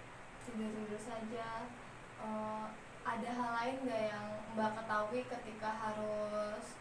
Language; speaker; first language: Indonesian; native; Indonesian